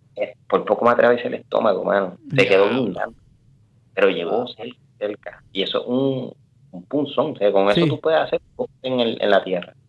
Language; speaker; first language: Spanish; native; Spanish